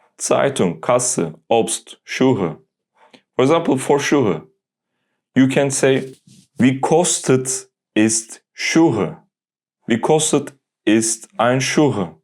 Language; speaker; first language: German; non-native, learner; Turkish